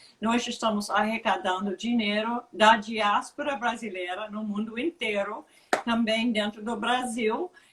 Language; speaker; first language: Portuguese; non-native, fluent; English